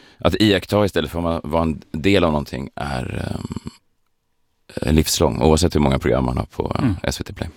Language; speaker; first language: Swedish; native; Swedish